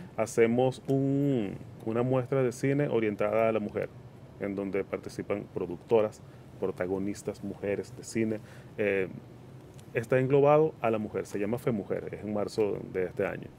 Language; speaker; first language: Spanish; native; Spanish